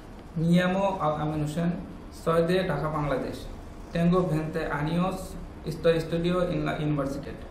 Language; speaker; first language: Spanish; non-native, learner; Bangla